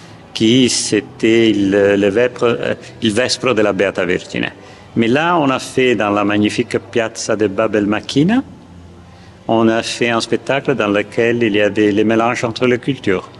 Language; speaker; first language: French; non-native, fluent; Italian